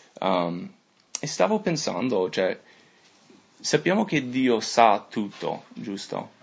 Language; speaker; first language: Italian; non-native, fluent; English